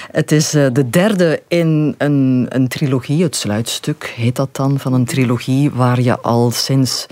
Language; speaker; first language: Dutch; native; Dutch